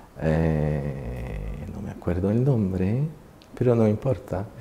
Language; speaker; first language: Spanish; non-native, fluent; French